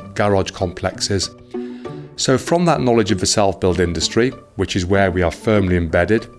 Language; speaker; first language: English; native; English